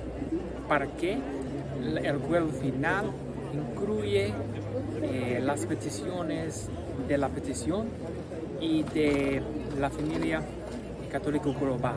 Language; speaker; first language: Spanish; non-native, learner; English